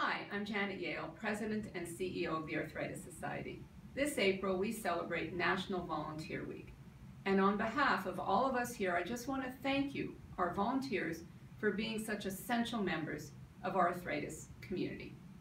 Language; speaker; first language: English; native; English